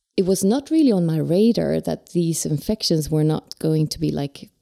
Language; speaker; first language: English; non-native, fluent; Swedish